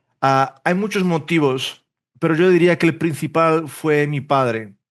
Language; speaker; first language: Spanish; early bilingual, heritage; Portuguese